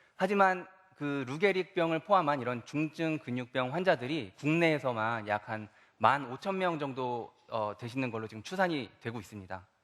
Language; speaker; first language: Korean; native; Korean